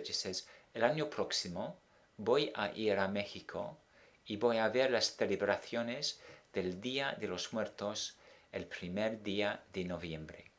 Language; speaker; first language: Spanish; non-native, fluent; English